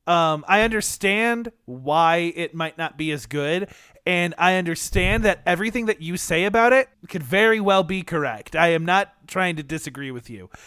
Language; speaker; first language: English; native; English